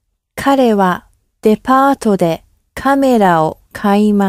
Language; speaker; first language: Japanese; non-native, learner; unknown